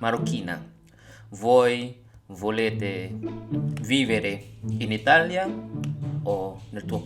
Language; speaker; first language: Italian; non-native, learner; Indonesian